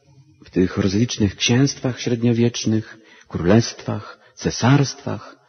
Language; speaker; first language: Polish; native; Polish